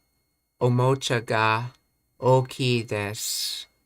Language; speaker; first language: Japanese; non-native, learner; English